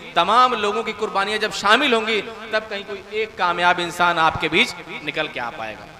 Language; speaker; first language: Hindi; native; Hindi